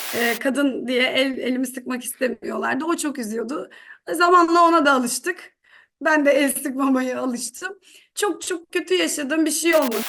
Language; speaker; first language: Turkish; native; Turkish